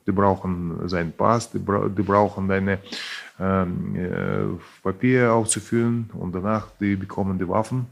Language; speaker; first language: German; non-native, fluent; Russian